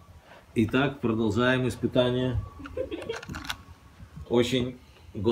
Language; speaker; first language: Russian; native; Russian